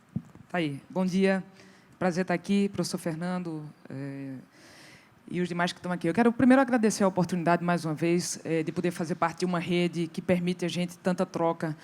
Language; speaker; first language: Portuguese; native; Portuguese